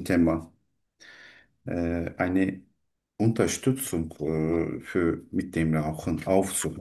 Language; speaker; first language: German; non-native, learner; Turkish